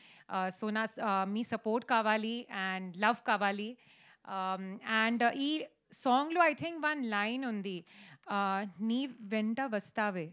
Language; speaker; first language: Telugu; non-native, learner; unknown